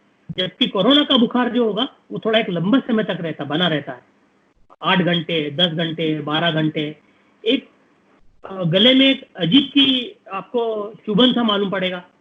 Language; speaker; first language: Hindi; native; Hindi